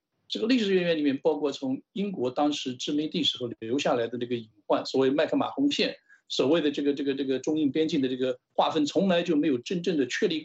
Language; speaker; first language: Chinese; native; Chinese